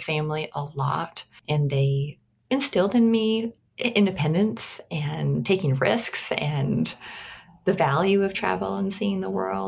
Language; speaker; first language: English; native; English